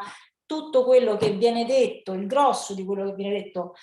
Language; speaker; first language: Italian; native; Italian